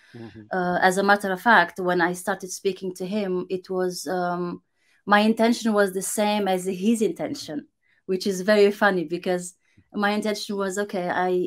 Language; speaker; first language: English; non-native, fluent; Romanian